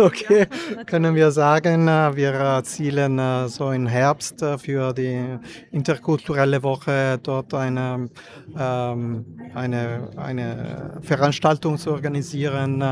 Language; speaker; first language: German; non-native, fluent; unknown